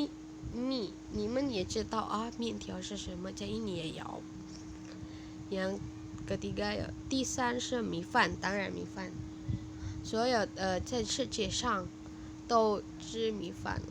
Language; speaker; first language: Chinese; non-native, fluent; Indonesian